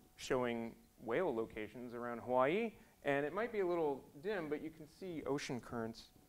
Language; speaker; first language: English; native; English